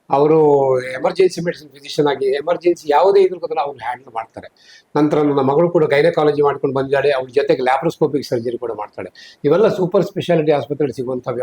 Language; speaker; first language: Kannada; native; Kannada